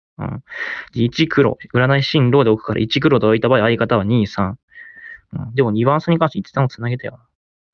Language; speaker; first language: Japanese; native; Japanese